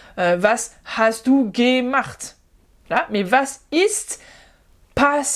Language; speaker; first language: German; non-native, fluent; French